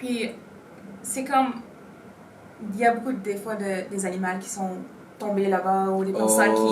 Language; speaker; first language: French; non-native, local second language; Spanish